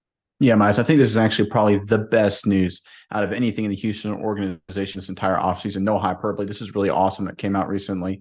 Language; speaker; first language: English; native; English